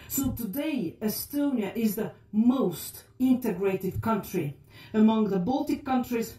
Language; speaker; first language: English; non-native, fluent; Estonian